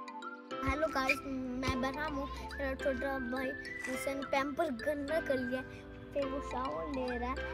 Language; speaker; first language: Hindi; early bilingual, heritage; Urdu